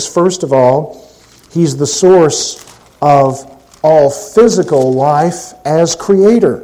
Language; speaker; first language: English; native; English